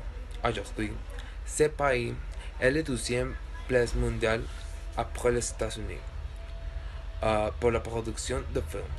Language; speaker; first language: French; non-native, learner; Spanish